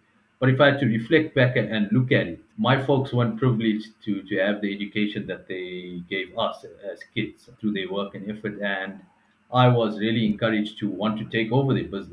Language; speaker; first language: English; native; English